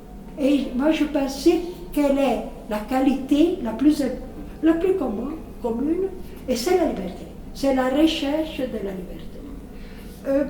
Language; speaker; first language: French; non-native, fluent; Italian